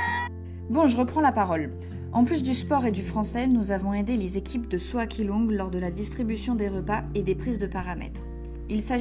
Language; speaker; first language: French; native; French